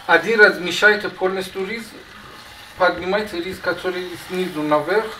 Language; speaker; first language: Russian; non-native, learner; Persian